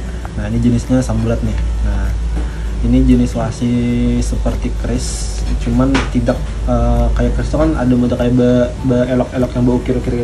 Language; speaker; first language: Indonesian; non-native, local second language; Banjar